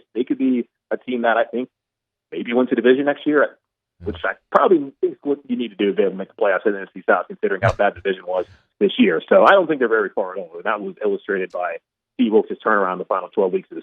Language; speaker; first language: English; native; English